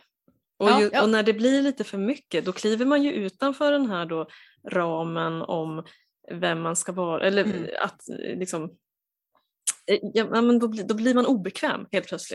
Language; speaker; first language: Swedish; native; Swedish